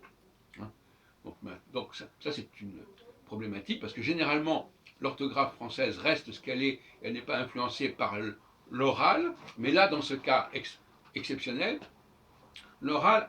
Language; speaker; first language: French; native; French